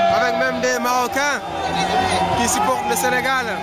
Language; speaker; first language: French; non-native, local second language; Wolof